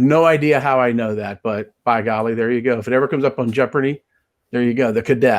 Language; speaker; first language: English; native; English